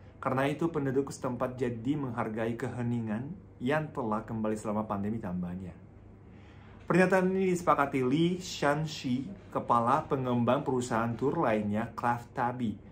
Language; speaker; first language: Indonesian; non-native, fluent; Japanese